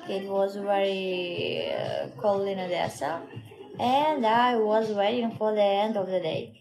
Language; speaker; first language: English; non-native, learner; Russian